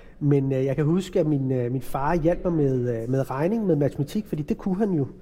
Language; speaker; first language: Danish; early bilingual, other home language; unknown